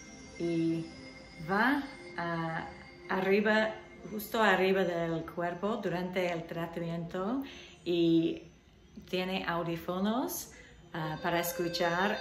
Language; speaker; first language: Spanish; non-native, learner; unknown